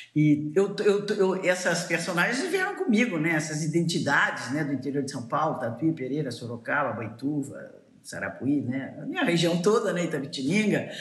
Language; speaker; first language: Portuguese; native; Portuguese